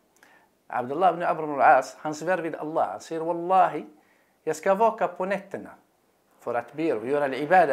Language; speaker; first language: Swedish; non-native, fluent; Arabic